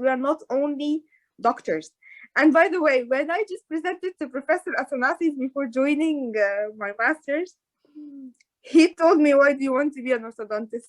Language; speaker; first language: English; non-native, fluent; Arabic